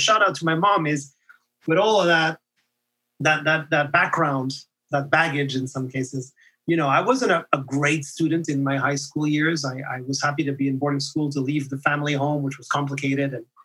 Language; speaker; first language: English; non-native, fluent; French